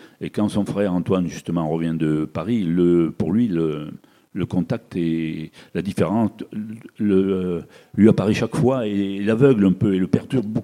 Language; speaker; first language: French; native; French